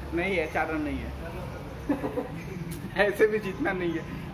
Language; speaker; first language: Hindi; native; Hindi